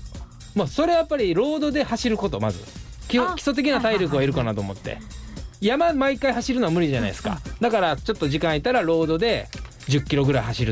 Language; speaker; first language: Japanese; native; Japanese